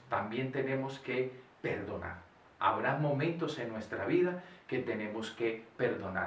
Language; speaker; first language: Spanish; native; Spanish